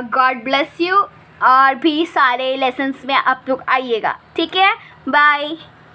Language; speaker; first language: Hindi; native; Hindi